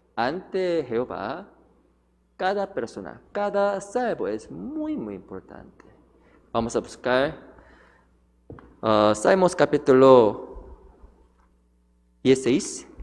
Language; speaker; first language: Spanish; non-native, learner; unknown